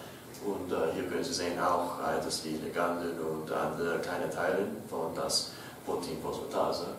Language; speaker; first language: German; non-native, learner; English